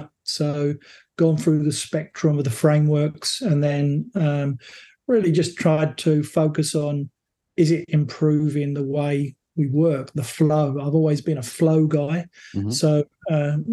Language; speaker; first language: English; native; English